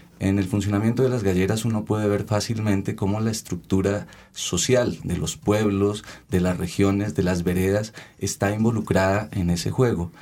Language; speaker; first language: Spanish; native; Spanish